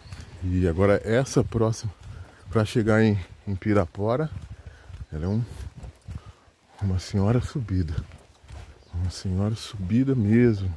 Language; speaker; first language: Portuguese; native; Portuguese